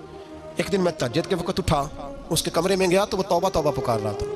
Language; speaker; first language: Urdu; non-native, local second language; Punjabi